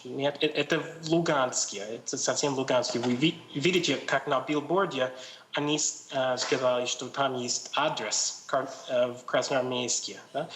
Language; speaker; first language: Russian; non-native, learner; English